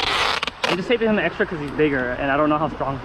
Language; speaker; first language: English; native; English